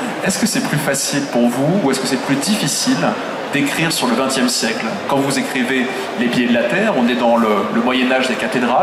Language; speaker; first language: French; native; French